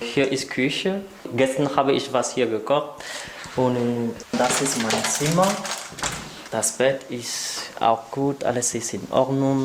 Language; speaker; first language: German; non-native, learner; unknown